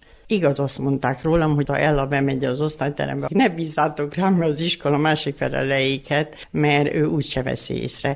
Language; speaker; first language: Hungarian; native; Hungarian